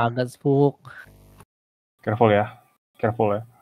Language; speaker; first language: English; non-native, learner; Indonesian